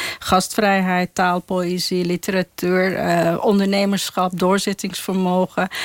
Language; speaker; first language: Dutch; non-native, fluent; Persian